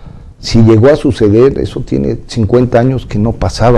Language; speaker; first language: Spanish; native; Spanish